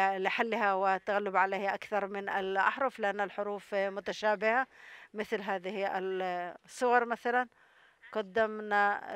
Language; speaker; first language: Arabic; non-native, local second language; Hebrew